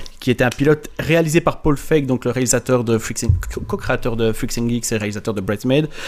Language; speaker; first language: French; native; French